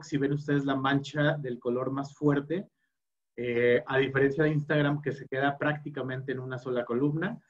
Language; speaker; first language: Spanish; native; Spanish